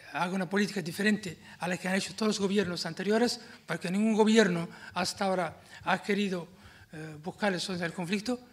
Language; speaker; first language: Spanish; non-native, fluent; Arabic